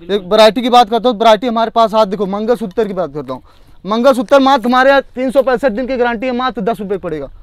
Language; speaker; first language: Hindi; native; Hindi